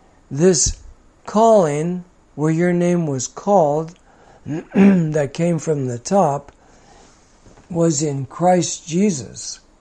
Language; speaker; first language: English; native; English